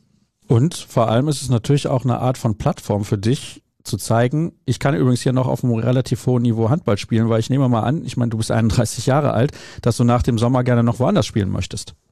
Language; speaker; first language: German; native; German